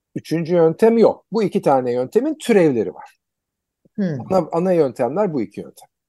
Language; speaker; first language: Turkish; native; Turkish